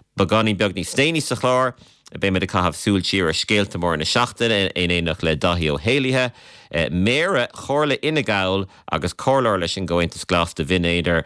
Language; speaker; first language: Irish; native; Irish